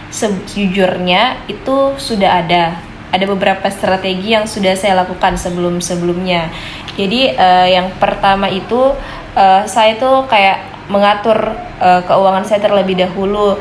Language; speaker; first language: Indonesian; native; Indonesian